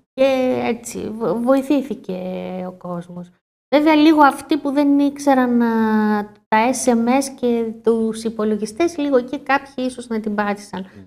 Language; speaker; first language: Greek; native; Greek